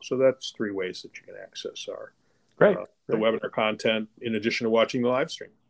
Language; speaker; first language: English; native; English